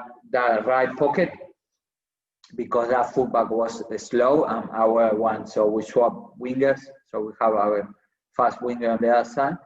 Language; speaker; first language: English; non-native, fluent; Spanish